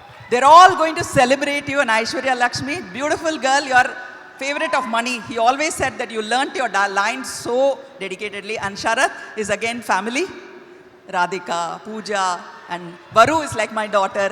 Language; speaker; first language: English; non-native, local second language; Tamil